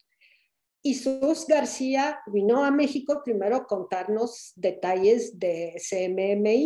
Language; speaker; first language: Spanish; non-native, fluent; Polish